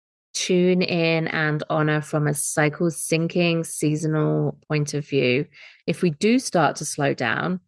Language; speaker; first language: English; native; English